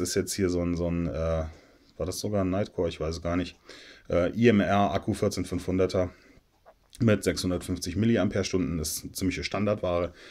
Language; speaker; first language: German; native; German